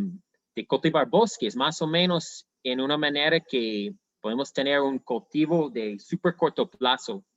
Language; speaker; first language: Spanish; non-native, fluent; English